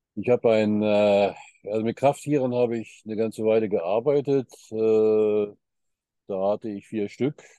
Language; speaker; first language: German; early bilingual, heritage; German